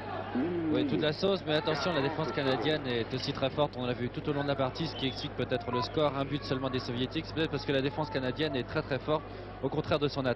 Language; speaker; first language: French; native; French